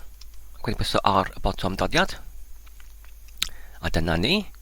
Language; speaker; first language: Welsh; non-native, learner; English